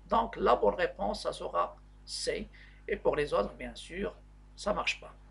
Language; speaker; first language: French; non-native, local second language; Arabic